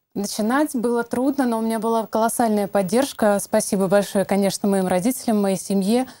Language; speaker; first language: Russian; native; Russian